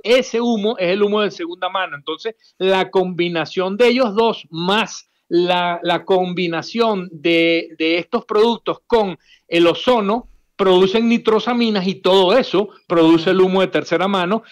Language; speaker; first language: Spanish; native; Spanish